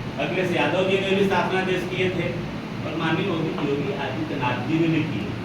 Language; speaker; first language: Hindi; native; Hindi